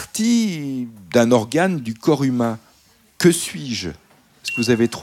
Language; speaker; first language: French; native; French